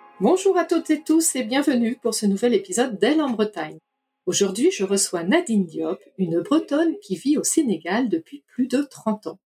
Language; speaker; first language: French; native; French